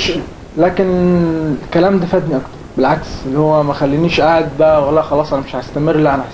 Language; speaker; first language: Arabic; native; Arabic